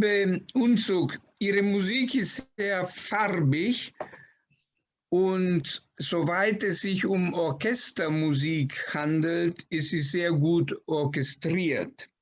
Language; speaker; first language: German; non-native, fluent; Italian